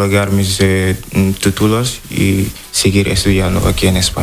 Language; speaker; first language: Spanish; non-native, learner; Wolof